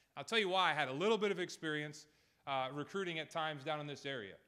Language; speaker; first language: English; native; English